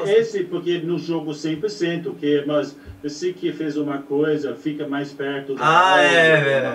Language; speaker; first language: Portuguese; non-native, learner; English